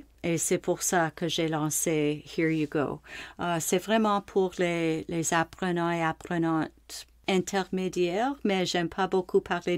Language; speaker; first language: French; non-native, local second language; English